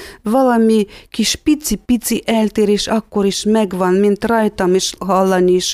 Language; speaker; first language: Hungarian; non-native, fluent; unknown